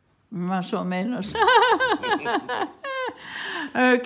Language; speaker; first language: Spanish; non-native, learner; English